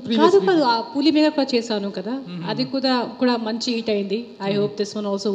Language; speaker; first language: Telugu; non-native, local second language; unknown